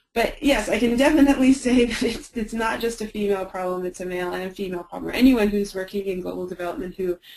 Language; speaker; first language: English; native; English